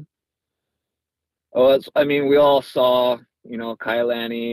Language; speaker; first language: English; native; English